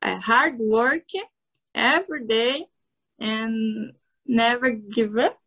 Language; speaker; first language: English; non-native, learner; Portuguese